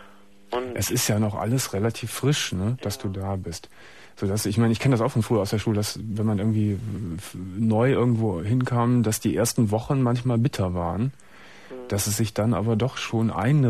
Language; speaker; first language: German; native; German